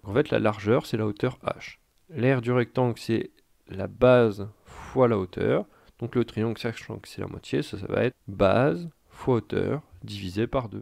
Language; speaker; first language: French; native; French